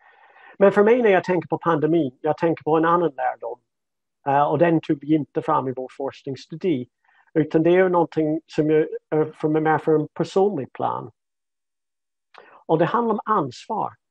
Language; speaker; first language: Swedish; non-native, fluent; English